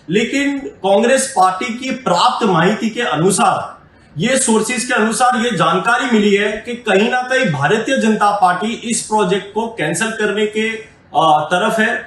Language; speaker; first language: Hindi; non-native, local second language; Gujarati